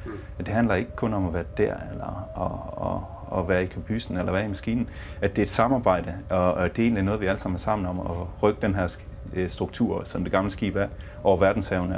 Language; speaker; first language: Danish; native; Danish